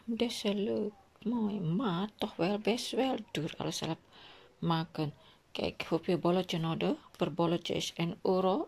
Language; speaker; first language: Dutch; non-native, learner; Indonesian